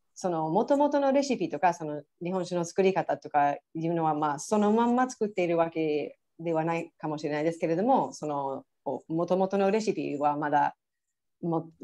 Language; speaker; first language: Japanese; non-native, fluent; English